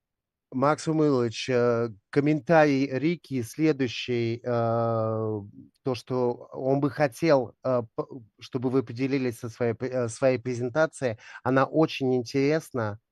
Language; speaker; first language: Russian; native; Russian